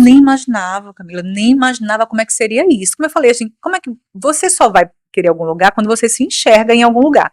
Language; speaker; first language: Portuguese; native; Portuguese